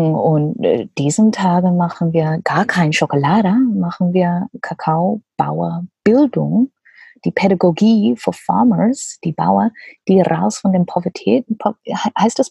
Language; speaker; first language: German; non-native, learner; English